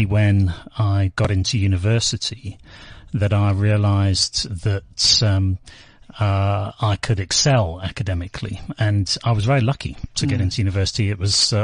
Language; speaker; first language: English; native; English